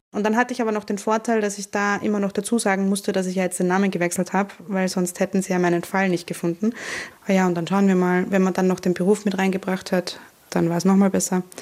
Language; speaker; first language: German; native; German